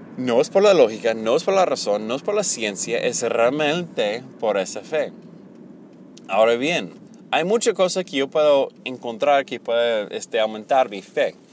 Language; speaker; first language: Spanish; early bilingual, heritage; Spanish